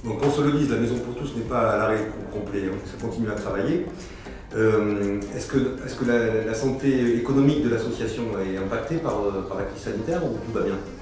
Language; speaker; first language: French; native; French